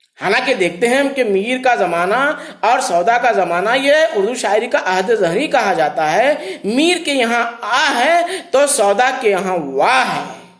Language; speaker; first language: Urdu; native; Urdu